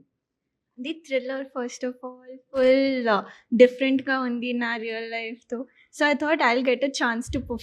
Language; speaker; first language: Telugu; non-native, learner; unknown